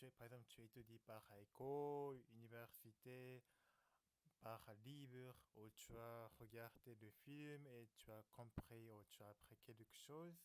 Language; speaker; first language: French; non-native, learner; Japanese